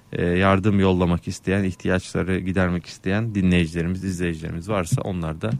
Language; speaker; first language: Turkish; native; Turkish